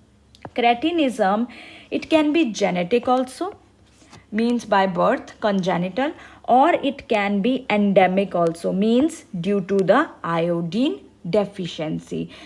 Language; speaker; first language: English; non-native, local second language; Hindi